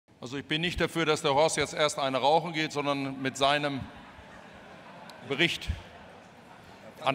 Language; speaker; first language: German; native; German